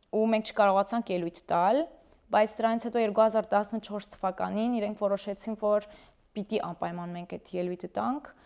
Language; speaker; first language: Armenian; early bilingual, heritage; Armenian